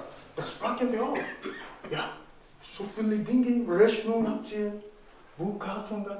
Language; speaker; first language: German; non-native, fluent; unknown